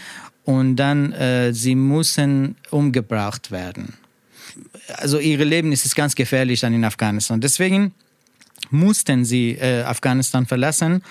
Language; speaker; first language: German; non-native, learner; Persian